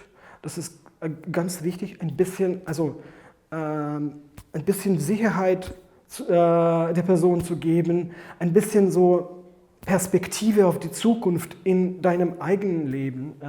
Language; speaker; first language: German; non-native, fluent; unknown